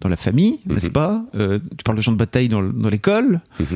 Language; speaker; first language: French; native; French